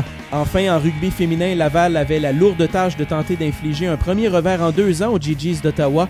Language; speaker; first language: French; native; French